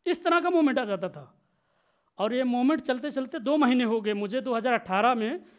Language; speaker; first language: Hindi; native; Hindi